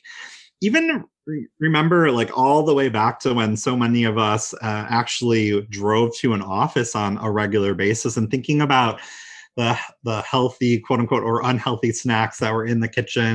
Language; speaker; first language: English; native; English